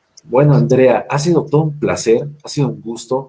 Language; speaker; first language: Spanish; native; Spanish